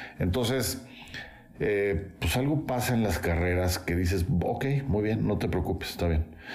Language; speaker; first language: Spanish; native; Spanish